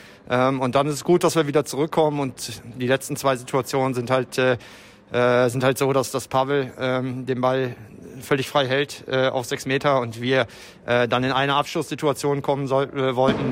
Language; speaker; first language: German; native; German